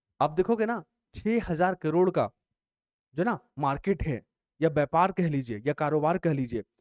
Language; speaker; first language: Hindi; native; Hindi